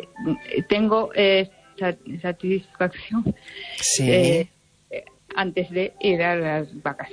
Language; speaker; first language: Spanish; non-native, learner; Japanese